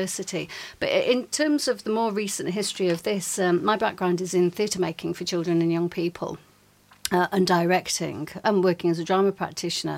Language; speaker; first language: English; native; English